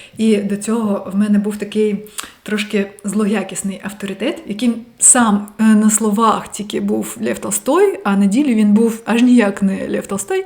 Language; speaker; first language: Ukrainian; non-native, local second language; Russian